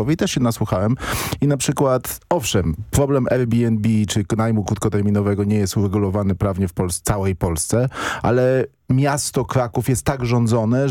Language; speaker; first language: Polish; native; Polish